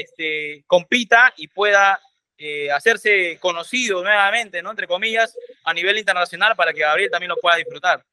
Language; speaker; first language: Spanish; native; Spanish